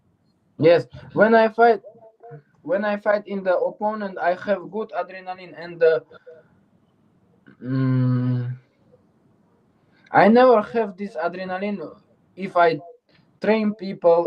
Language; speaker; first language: English; non-native, learner; Uzbek